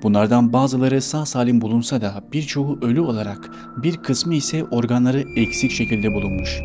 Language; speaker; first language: Turkish; native; Turkish